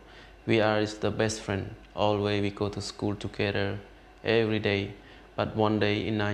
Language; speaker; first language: English; non-native, learner; Khmer